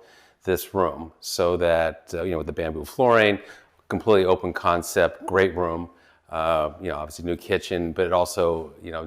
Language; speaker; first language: English; native; English